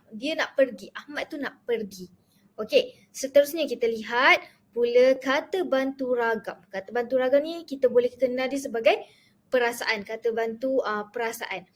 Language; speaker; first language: Malay; native; Malay